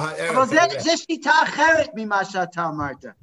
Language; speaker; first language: Hebrew; non-native, fluent; English